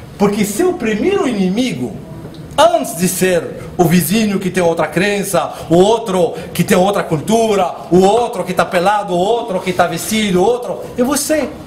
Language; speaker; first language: Portuguese; non-native, fluent; Arabic